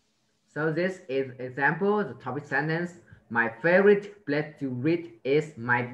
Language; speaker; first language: English; non-native, learner; Vietnamese